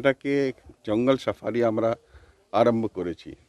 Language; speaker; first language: Bangla; non-native, local second language; Hindi